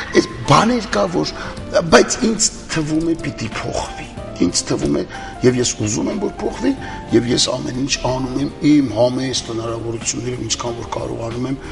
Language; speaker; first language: Armenian; early bilingual, heritage; Armenian